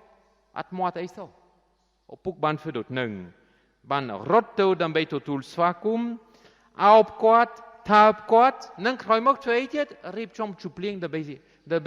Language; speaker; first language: Khmer; non-native, fluent; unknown